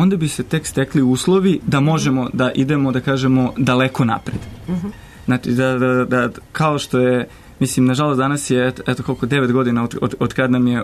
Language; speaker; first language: Serbian; native; Serbian